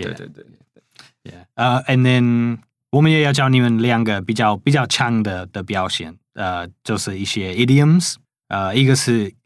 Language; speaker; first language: Chinese; non-native, fluent; English